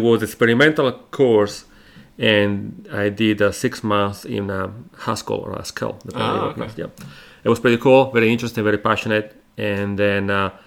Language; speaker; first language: English; non-native, fluent; Italian